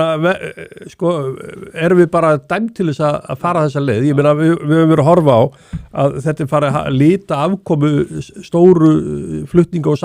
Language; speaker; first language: Icelandic; native; Icelandic